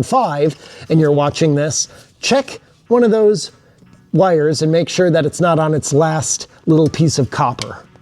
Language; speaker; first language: English; native; English